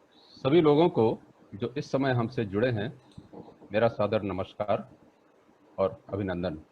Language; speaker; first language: Hindi; native; Hindi